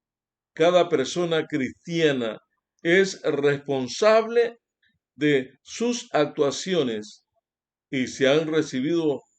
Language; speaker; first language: Spanish; native; Spanish